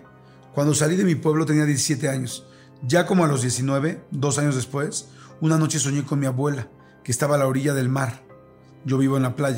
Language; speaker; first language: Spanish; native; Spanish